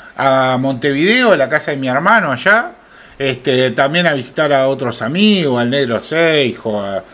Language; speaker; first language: Spanish; native; Spanish